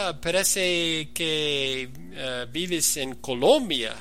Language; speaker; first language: Spanish; non-native, learner; English